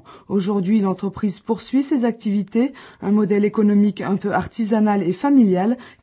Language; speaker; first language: French; native; French